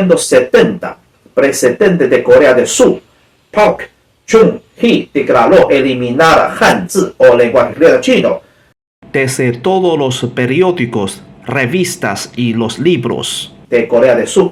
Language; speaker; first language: Spanish; non-native, learner; Chinese